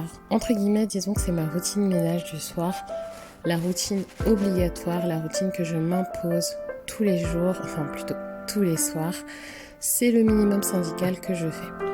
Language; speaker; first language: French; native; French